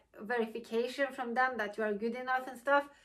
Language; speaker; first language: English; non-native, fluent; Norwegian